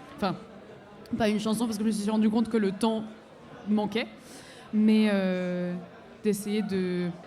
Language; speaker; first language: French; non-native, fluent; English